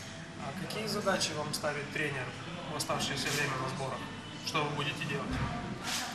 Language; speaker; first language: Russian; native; Russian